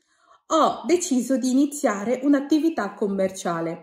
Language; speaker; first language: Italian; non-native, fluent; Bangla